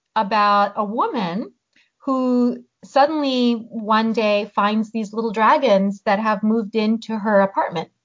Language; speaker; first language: English; early bilingual, other home language; Hungarian